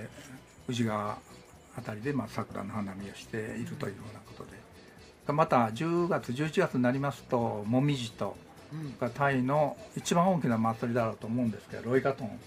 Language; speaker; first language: Japanese; native; Japanese